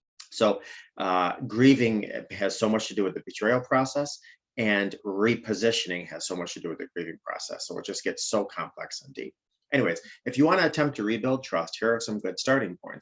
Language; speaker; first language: English; native; English